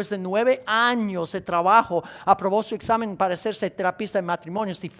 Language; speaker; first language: Spanish; non-native, fluent; English